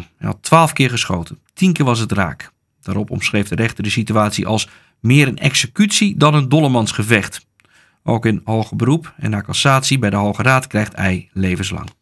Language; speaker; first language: Dutch; native; Dutch